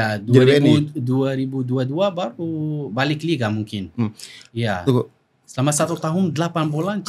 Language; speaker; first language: Indonesian; non-native, fluent; Arabic